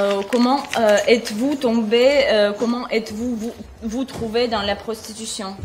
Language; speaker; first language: French; non-native, fluent; Russian